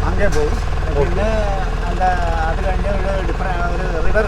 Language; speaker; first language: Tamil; non-native, local second language; Malayalam